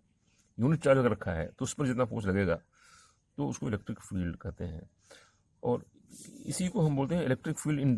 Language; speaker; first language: Hindi; native; Hindi